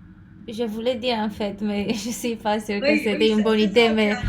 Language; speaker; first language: French; non-native, fluent; Romanian